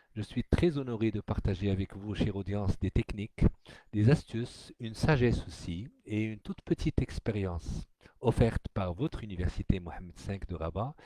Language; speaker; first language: French; non-native, local second language; Arabic